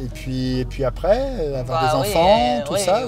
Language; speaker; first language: French; native; French